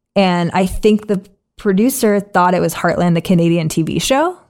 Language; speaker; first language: English; native; English